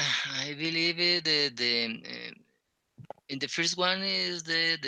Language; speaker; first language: English; non-native, learner; Spanish